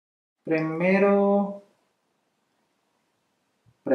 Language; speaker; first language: Spanish; non-native, learner; Malayalam